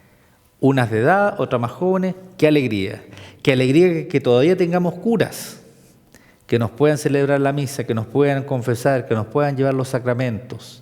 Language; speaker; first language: Spanish; native; Spanish